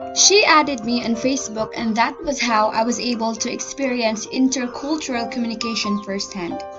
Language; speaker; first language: English; non-native, local second language; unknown